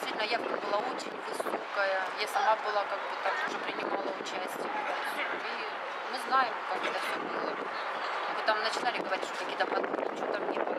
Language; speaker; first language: Russian; native; Russian